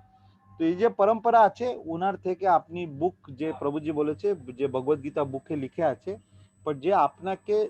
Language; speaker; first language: Bangla; non-native, learner; Hindi